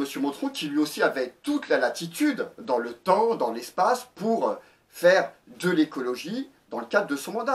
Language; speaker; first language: French; native; French